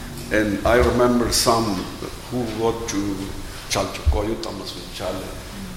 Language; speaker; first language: English; non-native, learner; Spanish